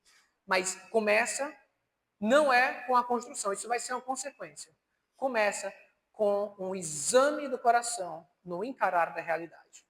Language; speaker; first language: Portuguese; native; Portuguese